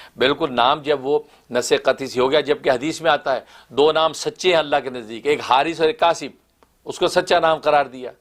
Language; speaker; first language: Urdu; native; Urdu